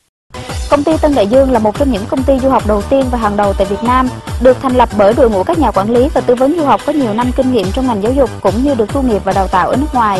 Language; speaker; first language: Vietnamese; native; Vietnamese